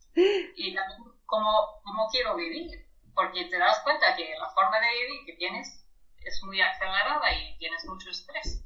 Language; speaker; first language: Spanish; non-native, fluent; German